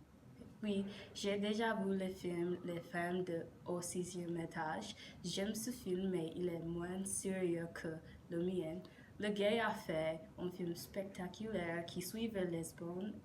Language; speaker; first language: French; non-native, learner; English